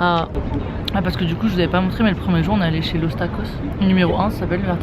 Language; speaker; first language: French; native; French